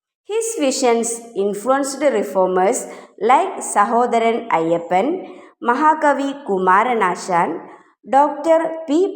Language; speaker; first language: English; non-native, local second language; Malayalam